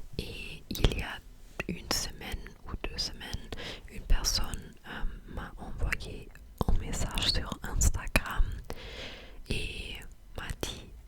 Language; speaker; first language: French; non-native, fluent; English